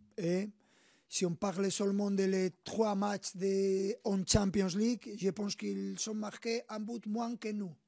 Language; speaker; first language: French; non-native, fluent; Spanish